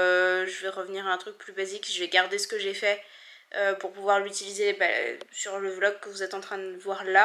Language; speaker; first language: French; native; French